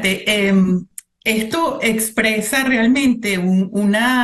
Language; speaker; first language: Spanish; native; Spanish